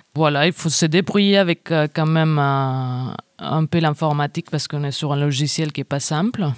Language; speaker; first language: French; non-native, fluent; Spanish